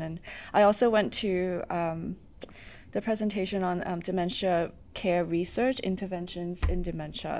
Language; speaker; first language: English; non-native, local second language; Cantonese